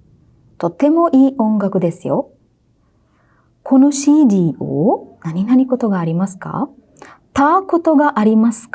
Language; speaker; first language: Japanese; non-native, fluent; Sinhala